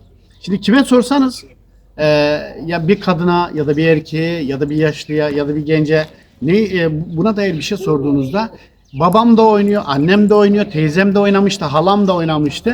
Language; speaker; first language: Turkish; native; Turkish